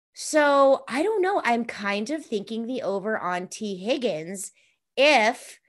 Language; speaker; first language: English; native; English